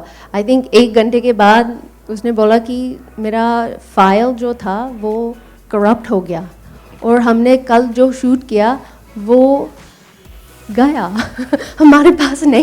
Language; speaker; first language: Hindi; non-native, learner; English